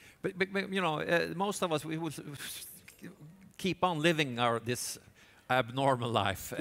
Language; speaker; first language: English; non-native, fluent; Swedish